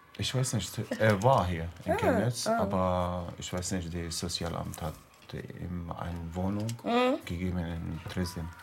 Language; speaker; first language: German; non-native, learner; Arabic